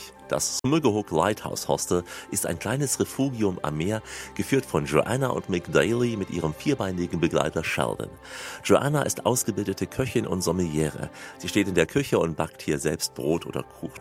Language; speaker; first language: German; native; German